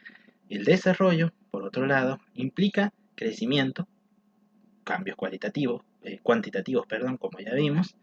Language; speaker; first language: Spanish; native; Spanish